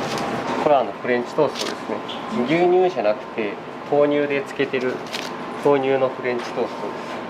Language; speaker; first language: Japanese; native; Japanese